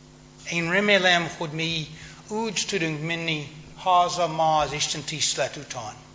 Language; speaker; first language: Hungarian; non-native, fluent; English